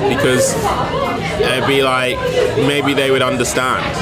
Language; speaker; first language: English; native; English